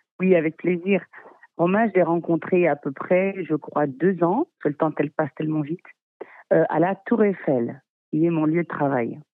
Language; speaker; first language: French; native; French